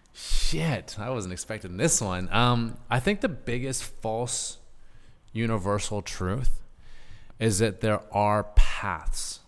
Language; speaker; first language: English; native; English